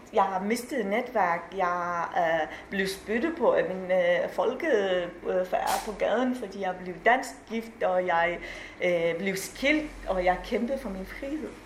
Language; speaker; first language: Danish; non-native, fluent; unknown